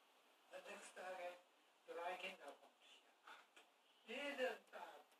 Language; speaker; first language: German; non-native, learner; Japanese